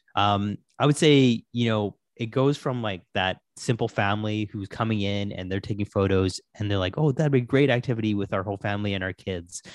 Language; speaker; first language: English; native; English